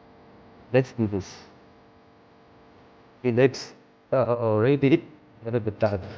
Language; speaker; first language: English; non-native, learner; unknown